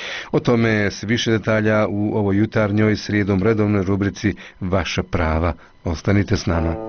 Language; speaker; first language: Croatian; native; Croatian